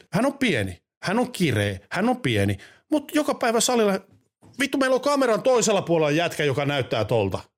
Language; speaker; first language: Finnish; native; Finnish